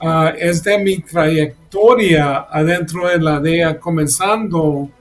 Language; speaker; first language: Spanish; early bilingual, heritage; Spanish